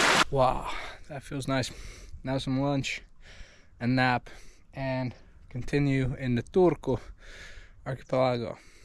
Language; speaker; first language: English; non-native, fluent; Finnish